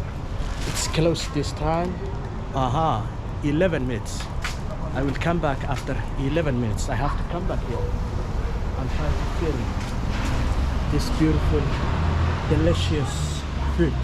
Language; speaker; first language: English; non-native, fluent; Somali